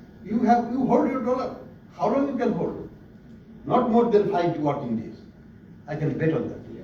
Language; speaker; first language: English; non-native, local second language; Bangla